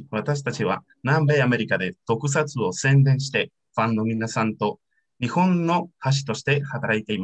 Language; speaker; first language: Japanese; non-native, learner; Spanish